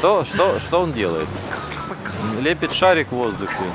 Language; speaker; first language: Russian; native; Russian